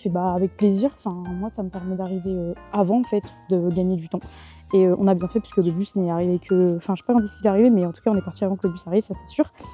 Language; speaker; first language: French; native; French